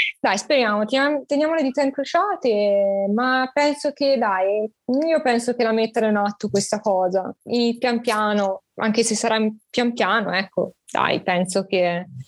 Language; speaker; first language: Italian; native; Italian